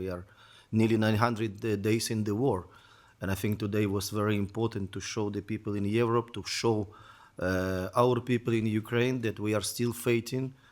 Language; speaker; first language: English; non-native, learner; Ukrainian